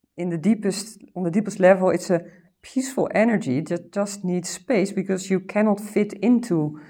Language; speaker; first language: English; non-native, fluent; Dutch